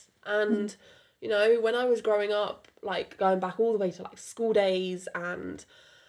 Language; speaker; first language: English; non-native, local second language; French